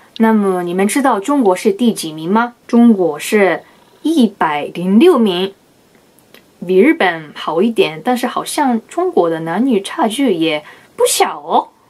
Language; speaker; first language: Chinese; non-native, fluent; Japanese